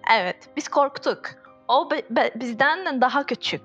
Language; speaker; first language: Turkish; non-native, learner; Arabic